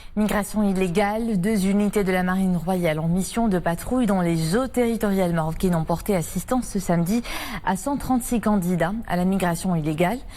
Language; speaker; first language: French; non-native, local second language; Arabic